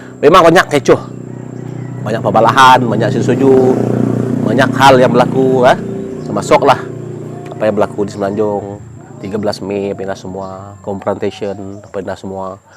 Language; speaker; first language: Malay; non-native, local second language; Iban